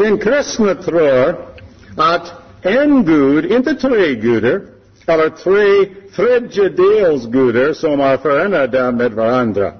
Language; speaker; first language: Swedish; non-native, learner; English